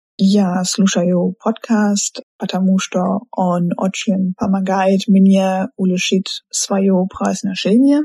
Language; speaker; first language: Russian; non-native, learner; German